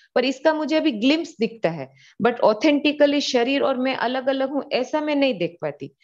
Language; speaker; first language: Hindi; non-native, local second language; Gujarati